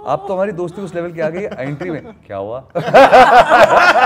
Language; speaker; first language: Hindi; native; Hindi